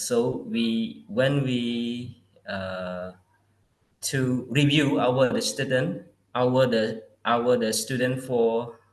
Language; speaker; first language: English; non-native, learner; Khmer